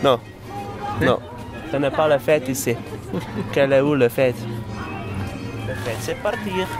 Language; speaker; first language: French; non-native, learner; Dutch